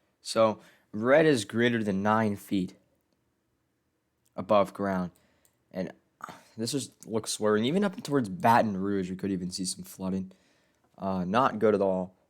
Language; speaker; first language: English; native; English